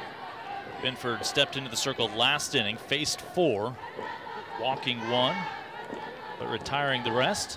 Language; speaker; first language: English; native; English